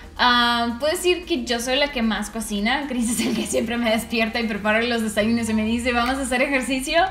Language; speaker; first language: Spanish; non-native, fluent; Russian